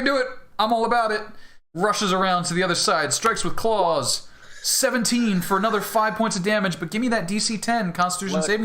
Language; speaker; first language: English; native; English